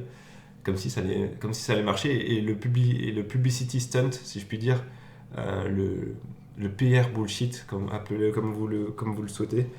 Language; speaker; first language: French; native; French